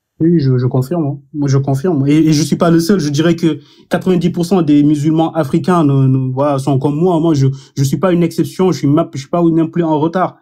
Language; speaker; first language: French; non-native, local second language; Wolof